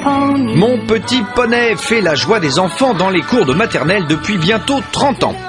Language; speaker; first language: French; native; French